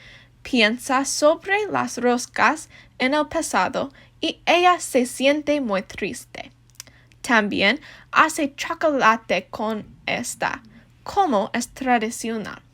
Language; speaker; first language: Spanish; non-native, learner; English